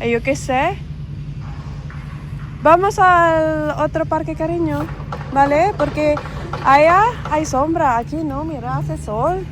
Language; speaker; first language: Spanish; non-native, learner; Filipino